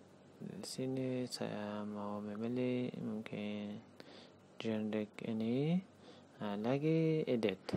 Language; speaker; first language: Indonesian; non-native, learner; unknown